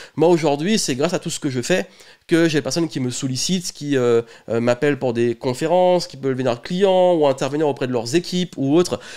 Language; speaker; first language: French; native; French